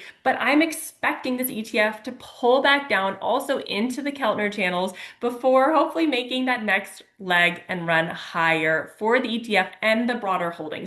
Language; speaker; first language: English; native; English